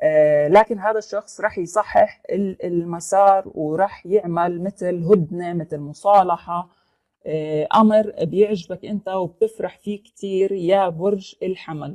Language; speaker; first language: Arabic; native; Arabic